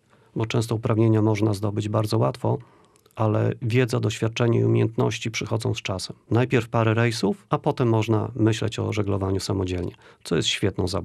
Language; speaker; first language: Polish; native; Polish